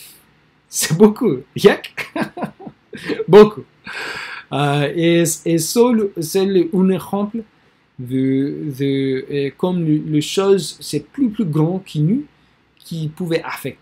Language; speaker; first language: French; non-native, learner; English